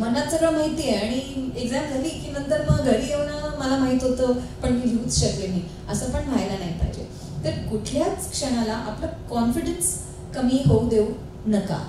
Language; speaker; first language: Marathi; non-native, local second language; Hindi